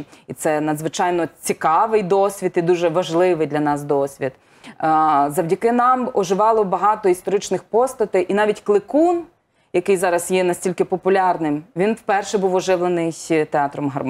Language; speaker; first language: Ukrainian; native; Ukrainian